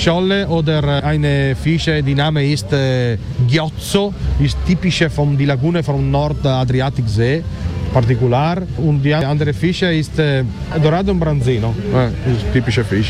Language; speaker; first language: German; non-native, learner; Italian